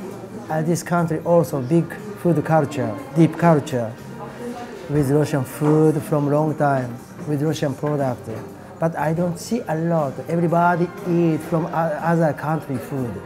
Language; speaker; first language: English; non-native, learner; Japanese